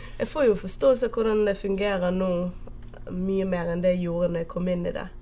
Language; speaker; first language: Norwegian; early bilingual, other home language; Portuguese